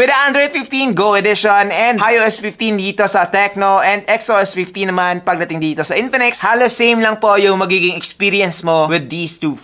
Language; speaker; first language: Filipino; native; Filipino